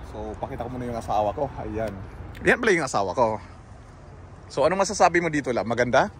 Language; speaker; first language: Filipino; non-native, local second language; Cebuano